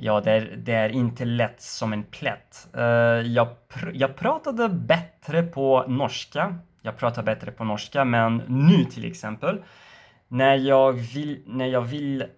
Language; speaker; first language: Swedish; non-native, learner; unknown